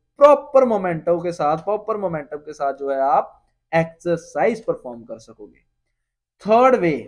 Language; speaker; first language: Hindi; non-native, local second language; Punjabi